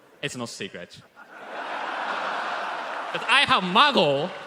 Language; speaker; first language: English; non-native, learner; Japanese